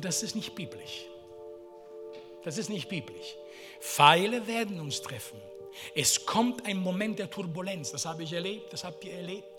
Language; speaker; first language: German; non-native, fluent; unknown